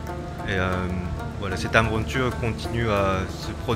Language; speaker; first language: French; non-native, fluent; Japanese